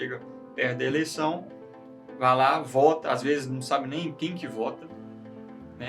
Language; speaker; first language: Portuguese; native; Portuguese